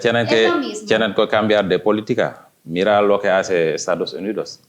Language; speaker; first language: Spanish; non-native, fluent; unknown